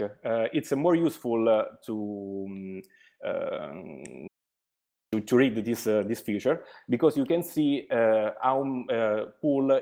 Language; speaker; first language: English; non-native, learner; Italian